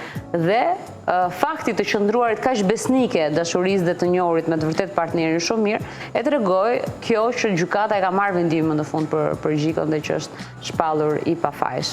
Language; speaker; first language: Albanian; native; Albanian